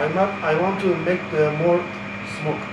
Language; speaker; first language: English; non-native, learner; Arabic